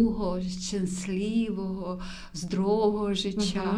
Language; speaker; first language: Polish; non-native, learner; Ukrainian